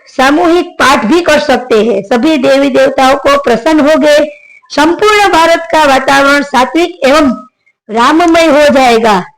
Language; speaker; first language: Hindi; non-native, local second language; Gujarati